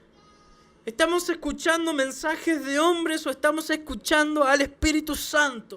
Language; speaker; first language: Spanish; native; Spanish